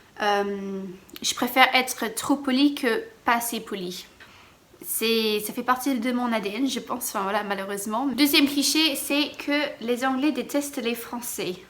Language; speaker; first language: French; non-native, fluent; English